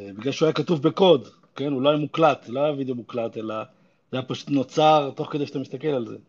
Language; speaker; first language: Hebrew; native; Hebrew